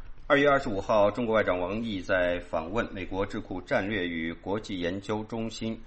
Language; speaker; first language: Chinese; native; Chinese